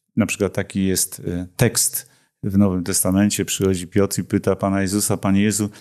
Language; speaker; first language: Polish; native; Polish